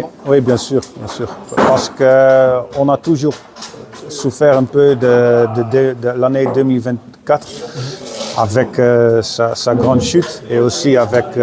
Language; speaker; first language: French; non-native, fluent; Dutch